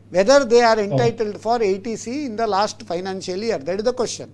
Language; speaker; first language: English; non-native, local second language; Kannada